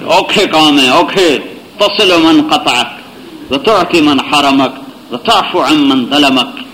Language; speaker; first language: Urdu; non-native, local second language; Punjabi